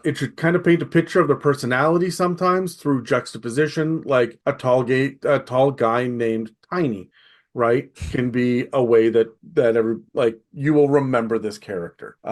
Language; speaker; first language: English; native; English